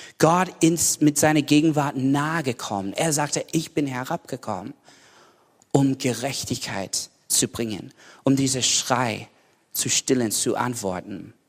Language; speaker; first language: German; non-native, learner; English